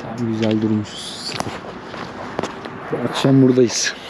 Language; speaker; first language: Turkish; native; Turkish